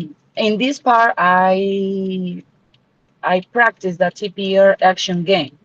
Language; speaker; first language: English; non-native, learner; Spanish